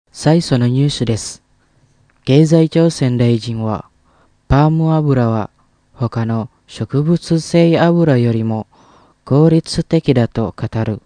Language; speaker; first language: Japanese; non-native, fluent; Indonesian